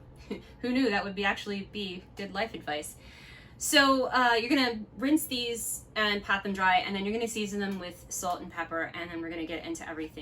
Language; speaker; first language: English; native; English